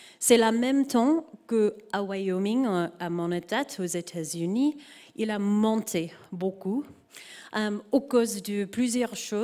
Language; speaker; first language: French; non-native, learner; English